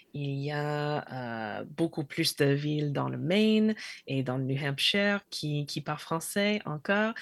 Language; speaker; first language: French; non-native, fluent; English